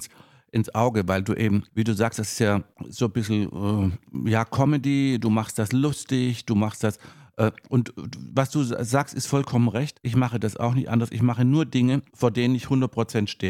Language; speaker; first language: German; native; German